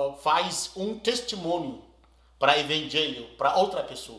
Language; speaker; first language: Portuguese; non-native, learner; Arabic